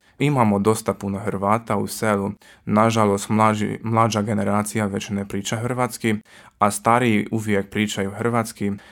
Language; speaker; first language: Croatian; early bilingual, heritage; Croatian